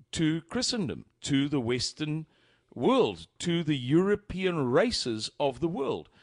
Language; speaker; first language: English; native; English